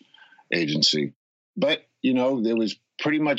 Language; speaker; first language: English; native; English